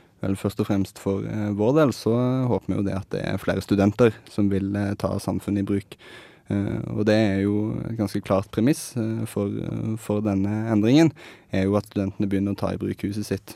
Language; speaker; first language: Norwegian; native; Norwegian